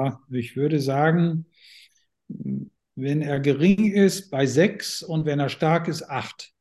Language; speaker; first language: German; native; German